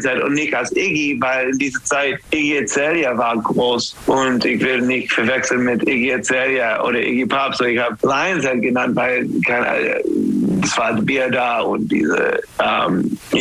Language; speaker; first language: German; non-native, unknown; English